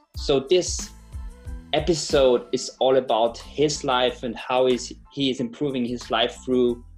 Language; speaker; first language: English; non-native, fluent; German